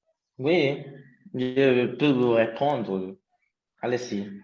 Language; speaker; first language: French; non-native, learner; Spanish